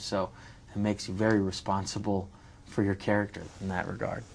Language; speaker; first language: English; native; English